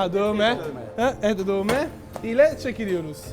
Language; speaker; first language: Turkish; non-native, fluent; Italian